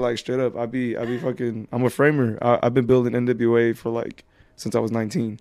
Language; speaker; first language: English; early bilingual, other home language; Spanish